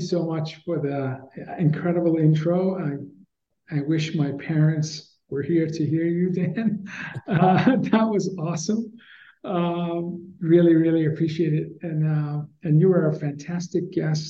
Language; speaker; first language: English; early bilingual, other home language; Persian